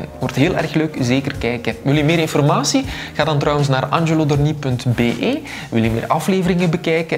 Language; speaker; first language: Dutch; native; Dutch